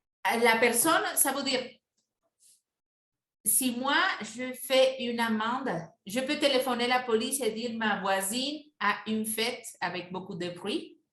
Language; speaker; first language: French; non-native, fluent; Spanish